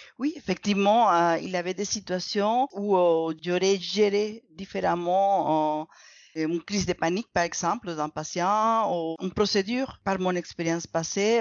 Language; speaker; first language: French; non-native, fluent; Spanish